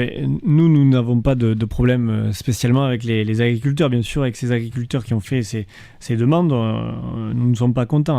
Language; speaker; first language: French; native; French